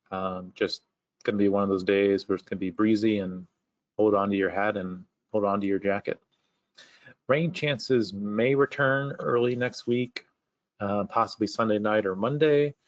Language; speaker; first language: English; native; English